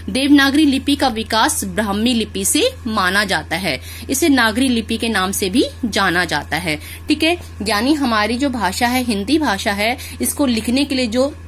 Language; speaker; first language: Hindi; native; Hindi